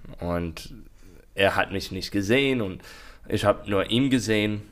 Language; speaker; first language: German; non-native, learner; English